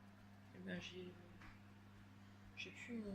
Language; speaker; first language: French; native; French